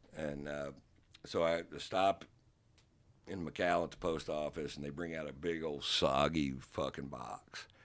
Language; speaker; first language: English; native; English